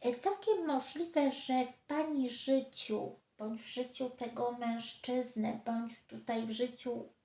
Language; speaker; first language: Polish; native; Polish